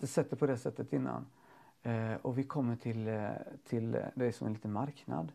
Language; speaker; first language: Swedish; native; Swedish